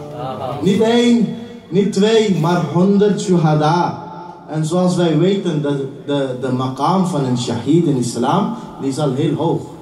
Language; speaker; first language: Dutch; early bilingual, heritage; Urdu